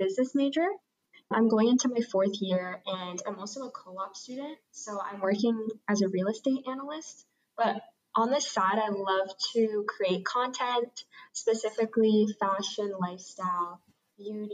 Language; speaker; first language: English; native; English